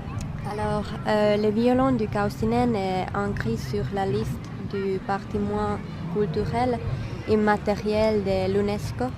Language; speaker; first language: French; non-native, learner; Finnish